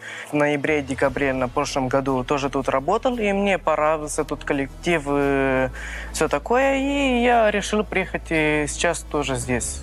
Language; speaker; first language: Russian; non-native, local second language; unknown